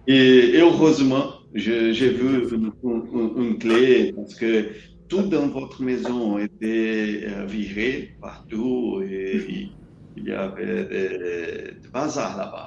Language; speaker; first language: French; non-native, learner; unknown